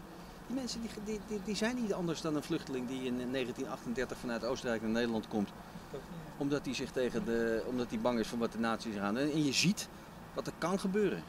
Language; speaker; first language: Dutch; native; Dutch